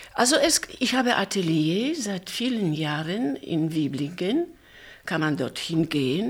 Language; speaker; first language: German; non-native, fluent; Polish